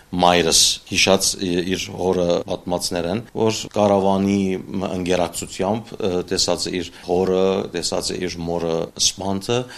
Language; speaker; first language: Armenian; early bilingual, heritage; Armenian